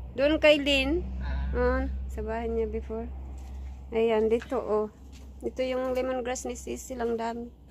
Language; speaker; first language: Filipino; native; Filipino